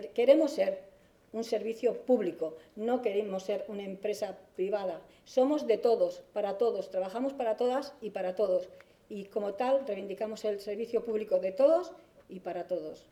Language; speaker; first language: Spanish; native; Spanish